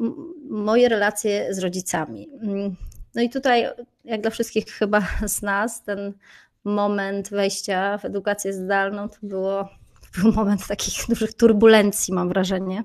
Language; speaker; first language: Polish; native; Polish